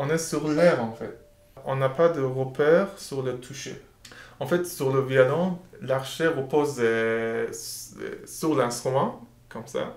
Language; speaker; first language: French; non-native, learner; Persian